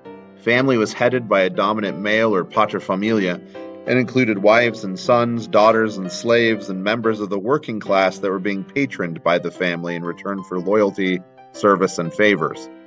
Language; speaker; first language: English; native; English